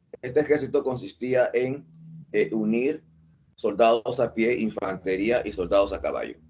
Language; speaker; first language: Spanish; native; Spanish